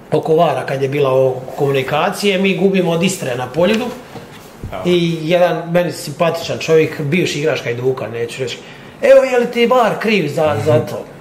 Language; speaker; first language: Croatian; native; Croatian